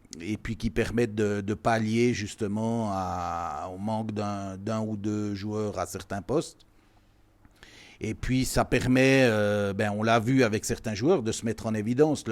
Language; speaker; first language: French; native; French